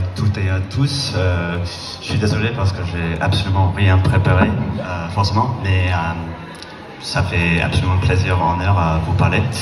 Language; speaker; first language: French; non-native, fluent; English